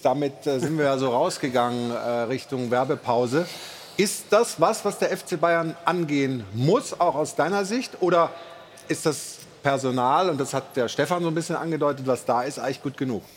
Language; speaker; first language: German; native; German